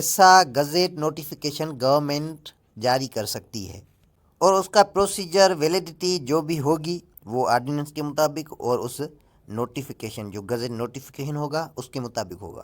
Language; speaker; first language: Urdu; native; Urdu